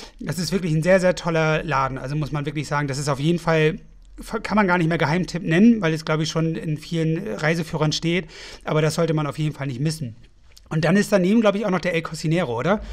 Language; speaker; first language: German; native; German